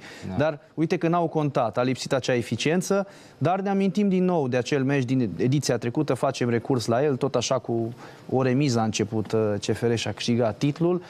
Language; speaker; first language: Romanian; native; Romanian